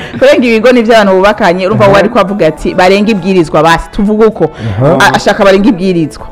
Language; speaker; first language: Rundi; native; Rundi